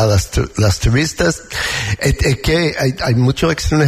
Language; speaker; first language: Spanish; non-native, learner; English